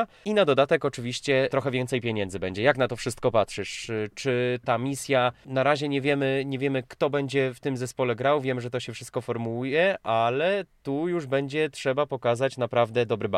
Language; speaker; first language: Polish; native; Polish